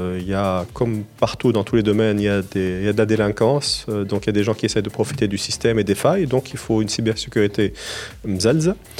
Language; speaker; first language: French; non-native, local second language; Arabic